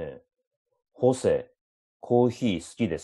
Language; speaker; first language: Japanese; native; Japanese